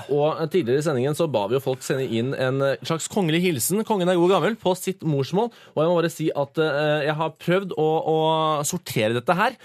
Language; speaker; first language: Norwegian; native; Norwegian